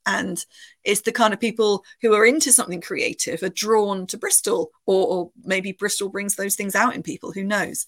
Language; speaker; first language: English; native; English